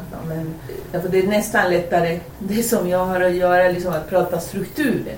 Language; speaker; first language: Swedish; non-native, fluent; Spanish